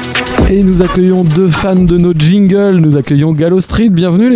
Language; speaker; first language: French; native; French